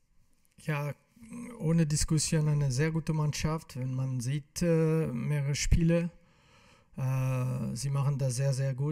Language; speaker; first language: German; non-native, fluent; French